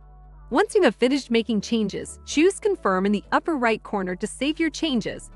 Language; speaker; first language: English; non-native, fluent; Dutch